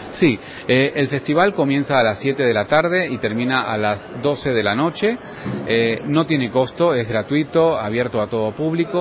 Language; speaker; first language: Spanish; native; Spanish